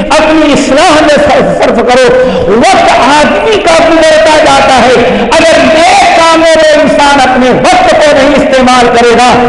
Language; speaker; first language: Urdu; native; Urdu